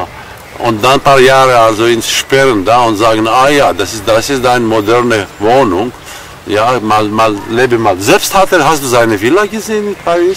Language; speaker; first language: German; non-native, fluent; Armenian